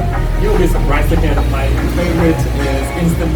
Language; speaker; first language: English; non-native, fluent; Vietnamese